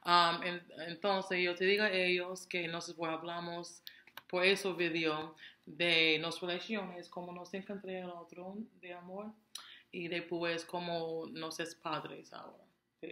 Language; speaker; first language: Spanish; non-native, learner; English